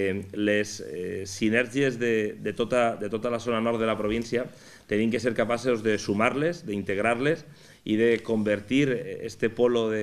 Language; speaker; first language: Catalan; native; Catalan